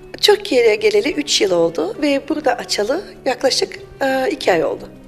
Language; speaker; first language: Turkish; early bilingual, heritage; German